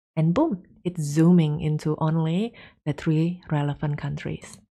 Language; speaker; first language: English; non-native, fluent; Indonesian